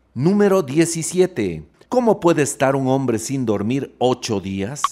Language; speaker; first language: Spanish; native; Spanish